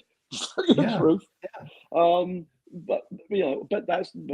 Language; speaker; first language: English; native; English